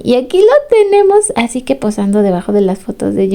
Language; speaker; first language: Spanish; native; Spanish